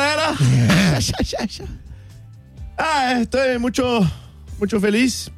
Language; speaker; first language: Portuguese; non-native, learner; Spanish